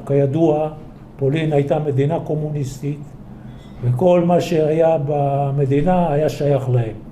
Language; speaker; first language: Hebrew; early bilingual, other home language; Polish